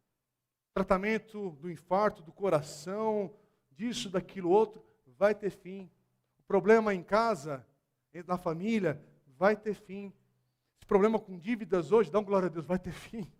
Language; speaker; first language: Portuguese; native; Portuguese